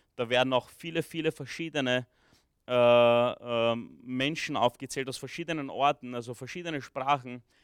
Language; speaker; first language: German; early bilingual, other home language; Romanian